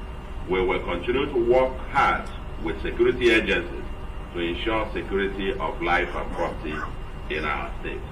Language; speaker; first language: English; non-native, local second language; Igbo